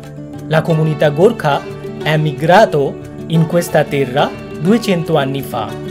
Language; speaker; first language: Italian; non-native, fluent; Bangla